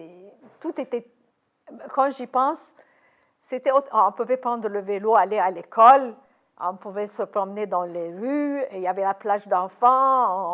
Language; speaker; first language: French; non-native, fluent; Arabic